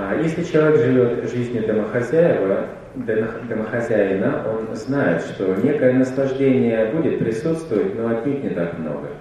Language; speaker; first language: Russian; native; Russian